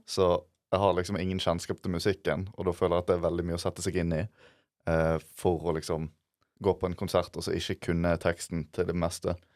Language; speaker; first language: Norwegian; native; Norwegian